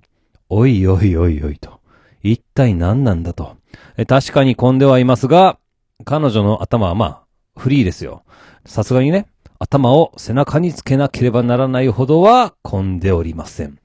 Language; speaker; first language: Japanese; native; Japanese